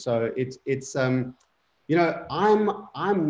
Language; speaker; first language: English; native; English